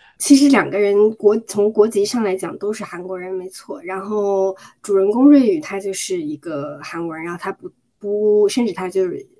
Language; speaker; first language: Chinese; native; Chinese